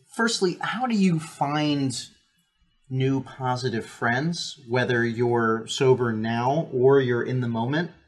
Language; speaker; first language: English; native; English